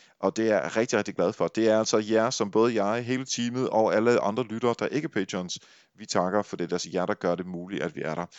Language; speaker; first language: Danish; native; Danish